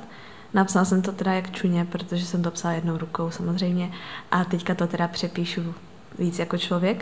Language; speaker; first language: Czech; native; Czech